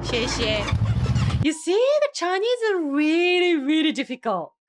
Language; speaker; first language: English; non-native, fluent; Japanese